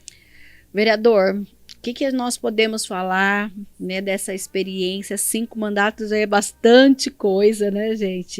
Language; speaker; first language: Portuguese; native; Portuguese